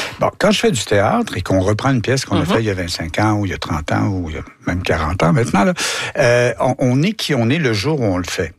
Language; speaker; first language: French; native; French